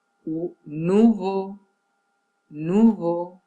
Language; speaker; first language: French; non-native, fluent; Catalan